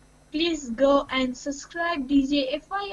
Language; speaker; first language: English; non-native, learner; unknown